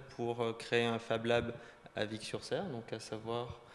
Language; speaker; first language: French; native; French